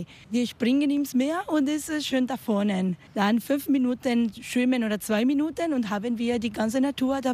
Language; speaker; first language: German; non-native, learner; Spanish